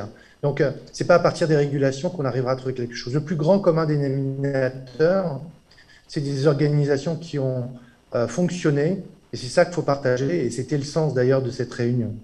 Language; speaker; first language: French; native; French